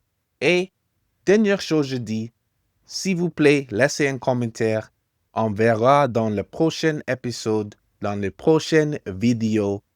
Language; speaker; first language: French; non-native, fluent; English